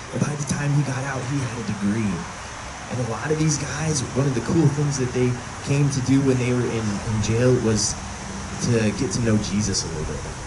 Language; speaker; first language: English; native; English